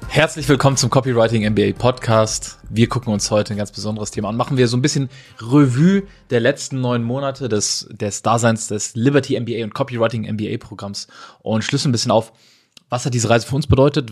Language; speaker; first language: German; native; German